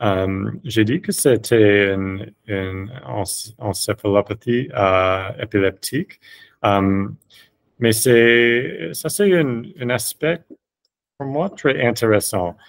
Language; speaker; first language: French; non-native, fluent; English